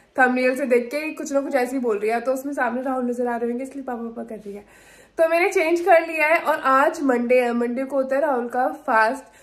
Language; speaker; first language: Hindi; native; Hindi